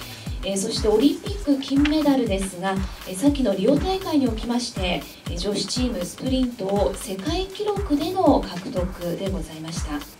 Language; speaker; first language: Japanese; native; Japanese